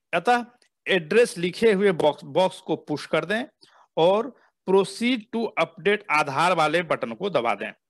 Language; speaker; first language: Hindi; native; Hindi